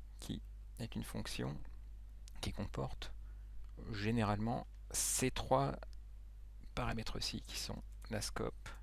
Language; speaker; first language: French; native; French